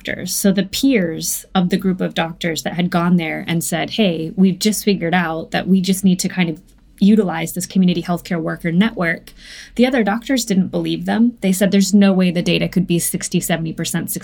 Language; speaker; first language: English; native; English